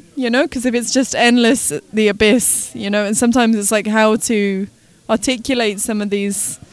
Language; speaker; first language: English; native; English